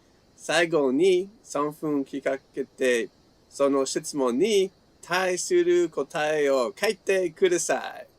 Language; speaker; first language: Japanese; non-native, fluent; English